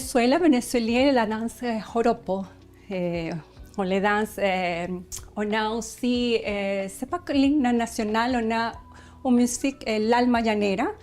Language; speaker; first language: French; non-native, learner; Spanish